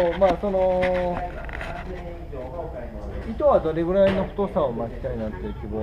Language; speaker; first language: Japanese; native; Japanese